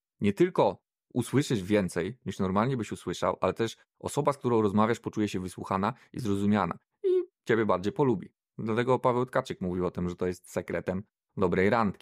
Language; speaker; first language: Polish; native; Polish